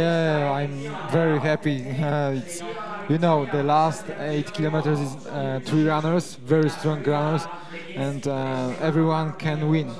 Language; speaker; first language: English; non-native, learner; Polish